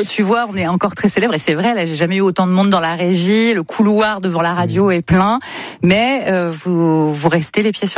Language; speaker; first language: French; native; French